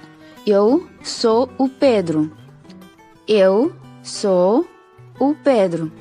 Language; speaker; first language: Portuguese; non-native, fluent; Nepali